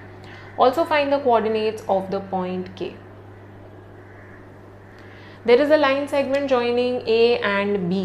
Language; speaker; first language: English; non-native, local second language; Hindi